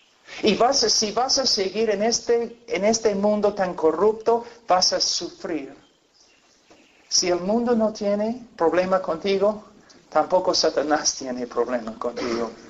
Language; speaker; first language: Spanish; non-native, fluent; English